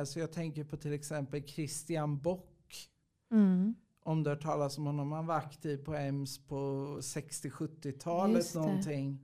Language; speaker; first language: Swedish; native; Swedish